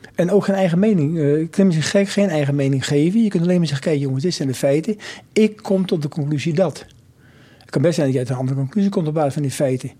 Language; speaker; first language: Dutch; native; Dutch